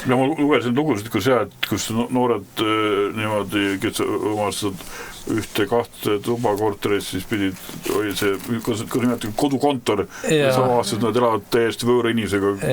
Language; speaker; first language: Estonian; native; Estonian